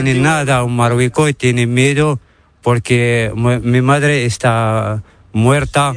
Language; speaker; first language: Spanish; non-native, learner; Arabic